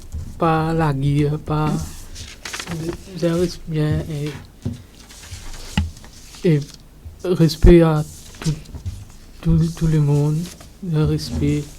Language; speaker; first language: French; non-native, local second language; Morisyen